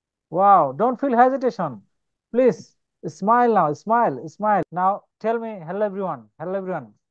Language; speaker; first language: English; non-native, local second language; Bangla